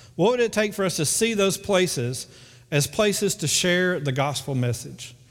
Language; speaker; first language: English; native; English